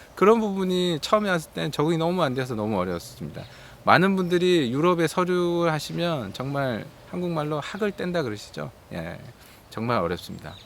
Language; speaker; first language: Korean; native; Korean